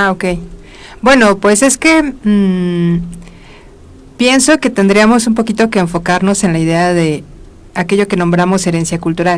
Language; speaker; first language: Spanish; native; Spanish